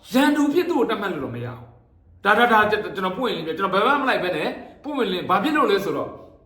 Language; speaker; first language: Burmese; native; Burmese